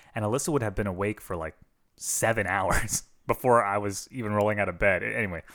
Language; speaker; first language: English; early bilingual, other home language; Filipino